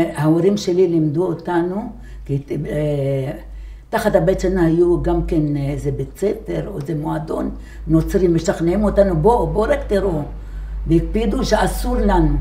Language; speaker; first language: Hebrew; non-native, fluent; Arabic